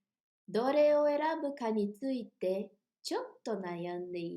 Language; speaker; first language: Japanese; non-native, learner; Portuguese